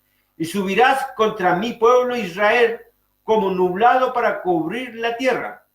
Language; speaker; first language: Spanish; native; Spanish